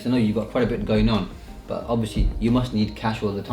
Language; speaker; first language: English; native; English